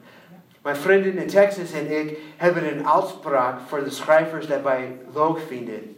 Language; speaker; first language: Dutch; non-native, learner; English